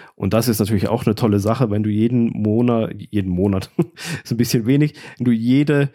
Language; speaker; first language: German; native; German